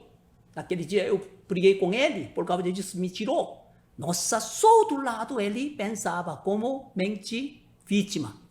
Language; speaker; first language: Portuguese; non-native, learner; Korean